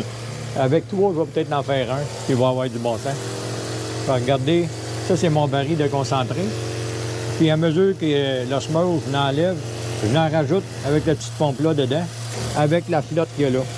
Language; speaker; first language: French; native; French